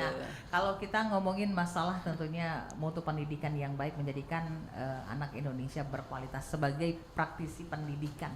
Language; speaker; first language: Indonesian; native; Indonesian